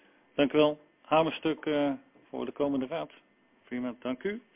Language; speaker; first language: Dutch; native; Dutch